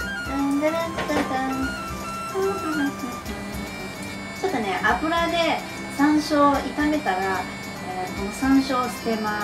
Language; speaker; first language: Japanese; non-native, fluent; Chinese